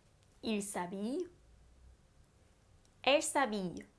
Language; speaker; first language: French; non-native, fluent; Japanese